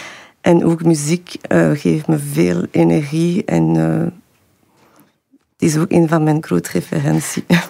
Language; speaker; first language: Dutch; non-native, fluent; French